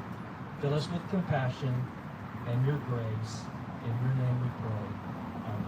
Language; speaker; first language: English; native; English